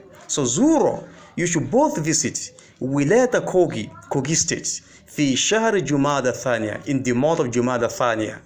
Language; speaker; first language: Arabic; non-native, fluent; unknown